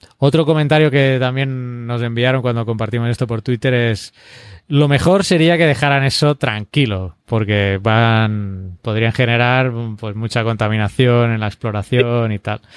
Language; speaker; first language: Spanish; native; Spanish